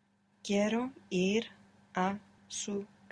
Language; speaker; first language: Spanish; non-native, learner; English